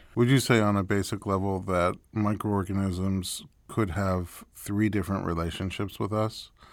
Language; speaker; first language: English; native; English